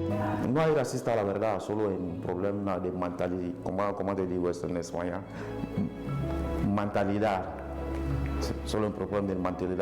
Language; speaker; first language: Spanish; non-native, learner; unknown